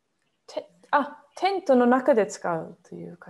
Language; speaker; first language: Japanese; non-native, fluent; English